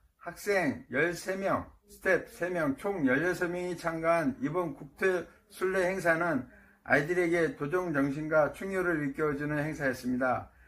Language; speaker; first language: Korean; native; Korean